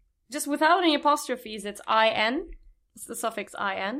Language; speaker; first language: English; non-native, fluent; Turkish